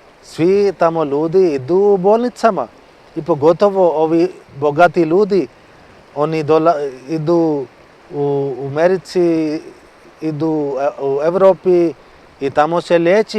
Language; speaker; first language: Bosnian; non-native, learner; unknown